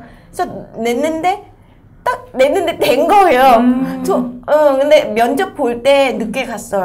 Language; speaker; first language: Korean; non-native, fluent; Vietnamese